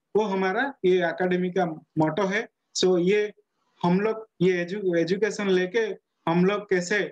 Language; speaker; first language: Hindi; non-native, local second language; Odia